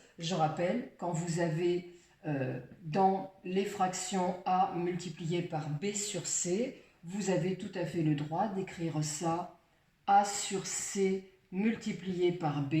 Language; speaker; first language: French; native; French